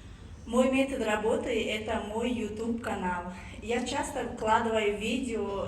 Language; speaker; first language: Russian; non-native, fluent; Tajik